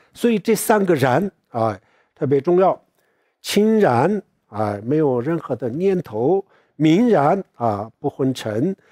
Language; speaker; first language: Chinese; non-native, local second language; Tibetan